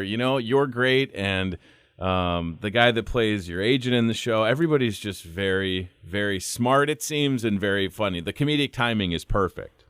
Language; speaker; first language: English; native; English